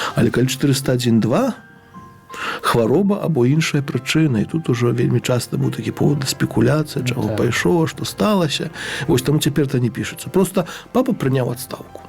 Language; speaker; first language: Belarusian; native; Belarusian